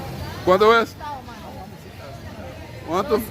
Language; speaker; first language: Spanish; non-native, learner; English